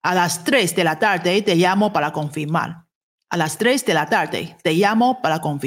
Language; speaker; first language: Spanish; non-native, fluent; Chinese